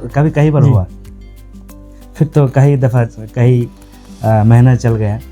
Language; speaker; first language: Hindi; non-native, fluent; Bangla